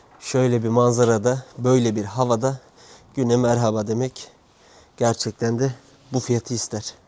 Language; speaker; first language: Turkish; native; Turkish